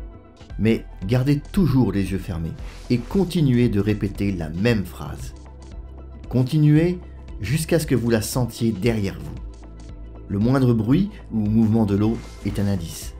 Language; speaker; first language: French; native; French